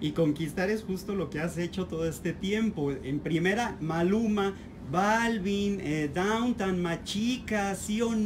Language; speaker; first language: Spanish; native; Spanish